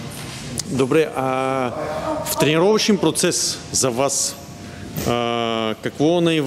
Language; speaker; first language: Bulgarian; non-native, learner; Russian